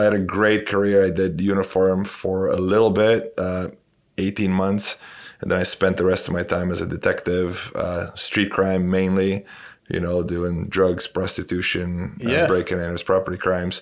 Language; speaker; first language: English; non-native, fluent; Romanian